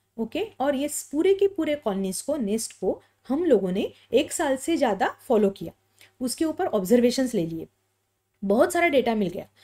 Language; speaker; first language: Hindi; non-native, local second language; Marathi